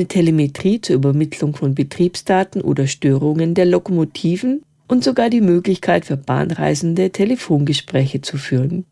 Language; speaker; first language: German; native; German